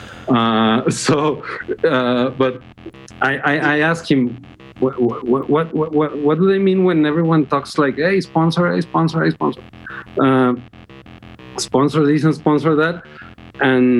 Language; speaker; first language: English; non-native, fluent; Spanish